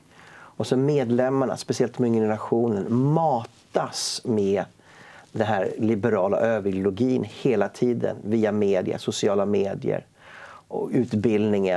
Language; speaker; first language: Swedish; native; Swedish